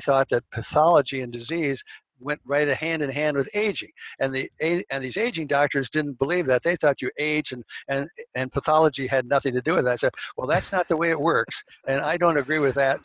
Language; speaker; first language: English; native; English